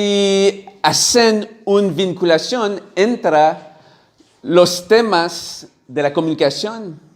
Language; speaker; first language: Spanish; non-native, learner; French